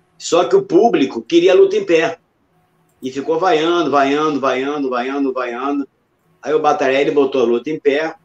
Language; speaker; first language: Portuguese; native; Portuguese